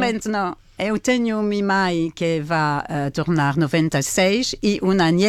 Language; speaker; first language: Portuguese; non-native, learner; French